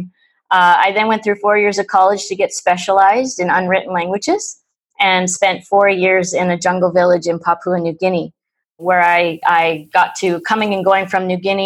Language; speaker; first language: English; native; English